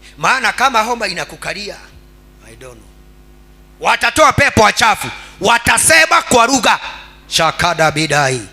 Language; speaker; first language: Swahili; non-native, local second language; Kikuyu